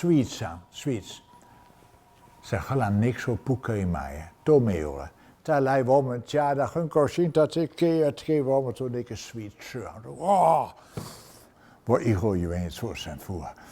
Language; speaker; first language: Chinese; non-native, fluent; Dutch